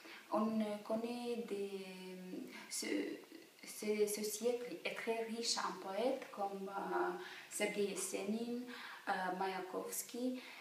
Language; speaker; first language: French; non-native, fluent; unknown